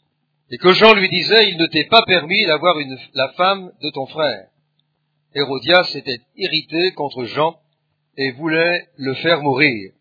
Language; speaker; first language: French; native; French